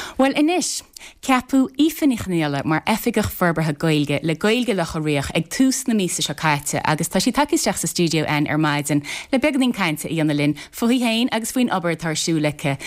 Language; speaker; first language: Irish; native; Irish